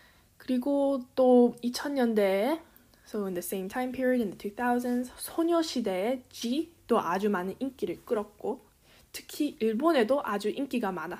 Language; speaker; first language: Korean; early bilingual, heritage; Korean